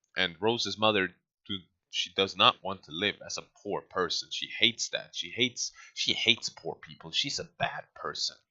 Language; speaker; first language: English; non-native, fluent; Swedish